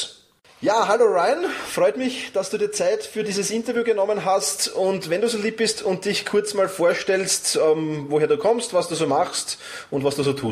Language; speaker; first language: German; native; German